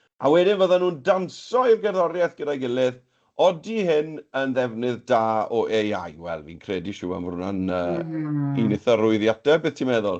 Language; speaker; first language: Welsh; native; Welsh